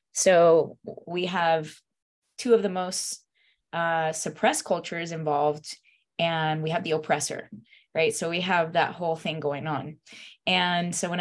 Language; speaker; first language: English; early bilingual, other home language; Spanish